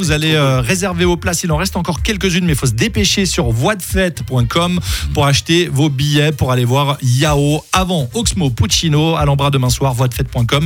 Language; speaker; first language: French; native; French